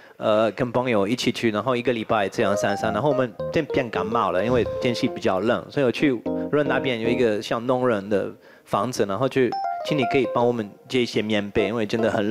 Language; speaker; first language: Chinese; non-native, fluent; French